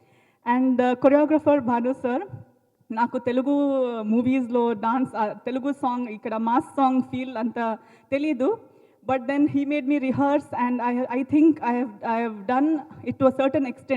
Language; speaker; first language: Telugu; non-native, local second language; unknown